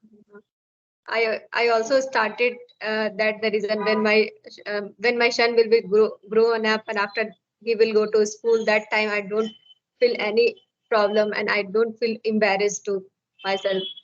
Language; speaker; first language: English; non-native, learner; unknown